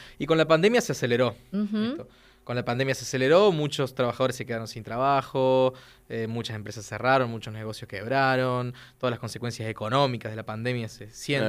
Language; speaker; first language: Spanish; native; Spanish